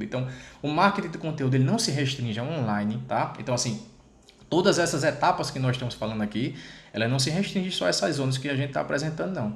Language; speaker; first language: Portuguese; native; Portuguese